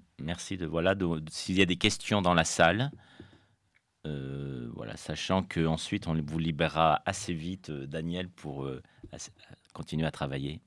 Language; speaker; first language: French; native; French